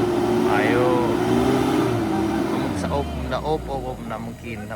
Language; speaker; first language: Indonesian; non-native, local second language; Minangkabau